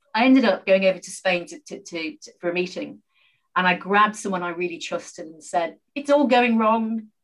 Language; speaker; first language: English; native; English